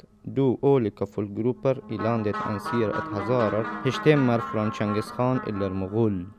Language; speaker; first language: Swedish; non-native, learner; Persian